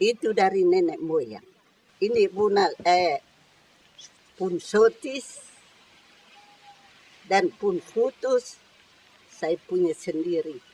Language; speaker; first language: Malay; non-native, local second language; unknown